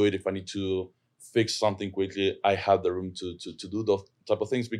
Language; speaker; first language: English; non-native, fluent; Spanish